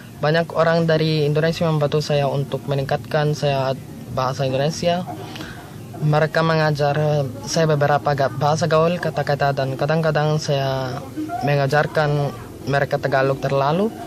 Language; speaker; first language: Indonesian; non-native, learner; Filipino